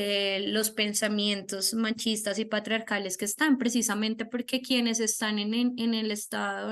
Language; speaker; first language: Spanish; native; Spanish